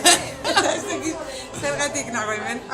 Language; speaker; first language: Basque; non-native, local second language; Spanish